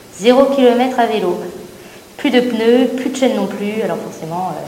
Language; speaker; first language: French; native; French